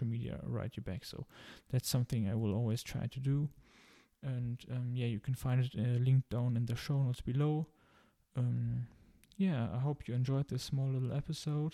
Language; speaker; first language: English; non-native, fluent; German